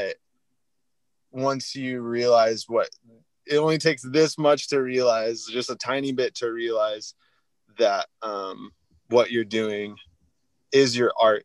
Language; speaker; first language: English; native; English